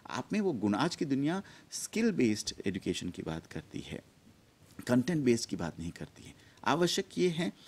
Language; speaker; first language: Hindi; early bilingual, heritage; Hindi